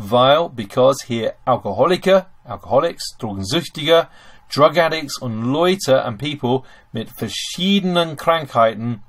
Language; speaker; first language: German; non-native, fluent; English